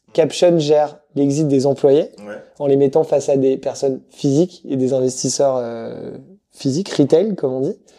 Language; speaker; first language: French; native; French